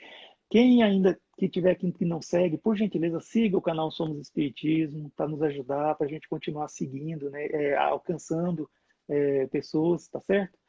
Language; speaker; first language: Portuguese; native; Portuguese